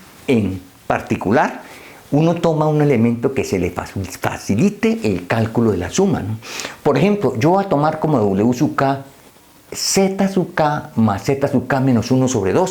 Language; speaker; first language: Spanish; native; Spanish